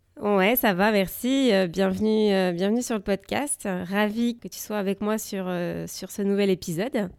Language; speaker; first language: French; native; French